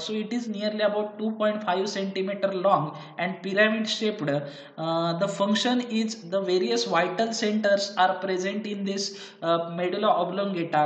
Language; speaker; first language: English; non-native, local second language; Marathi